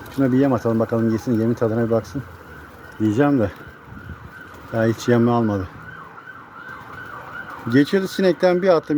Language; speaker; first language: Turkish; native; Turkish